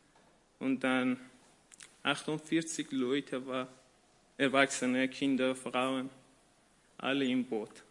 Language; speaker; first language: German; non-native, learner; Persian